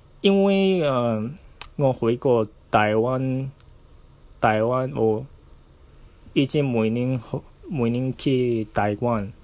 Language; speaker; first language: Chinese; non-native, fluent; Japanese